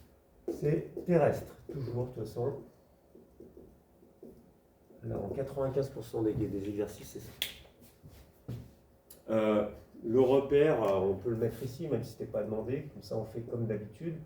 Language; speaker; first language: French; native; French